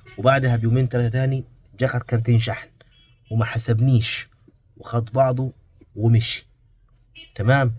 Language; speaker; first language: Arabic; native; Arabic